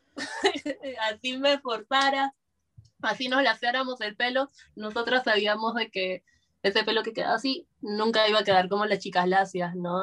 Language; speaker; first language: Spanish; native; Spanish